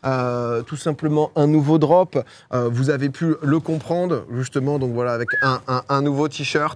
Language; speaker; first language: French; native; French